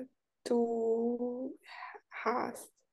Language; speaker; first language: German; non-native, learner; English